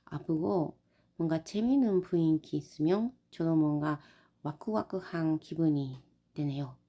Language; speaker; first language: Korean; non-native, learner; Japanese